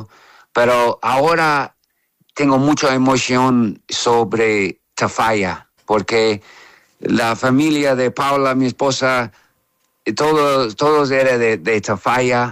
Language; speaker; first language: Spanish; non-native, learner; English